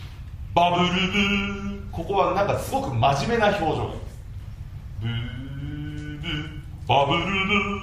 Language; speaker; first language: Japanese; native; Japanese